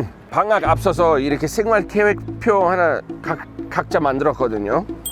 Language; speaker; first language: Korean; non-native, fluent; English